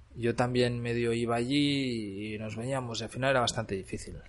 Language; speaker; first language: Spanish; native; Spanish